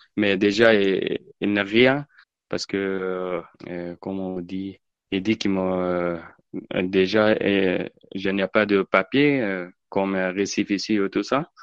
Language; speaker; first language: French; non-native, learner; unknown